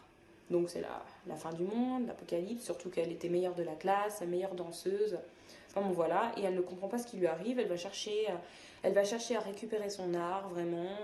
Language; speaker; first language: French; native; French